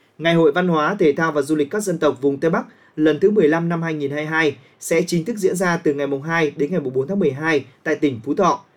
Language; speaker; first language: Vietnamese; native; Vietnamese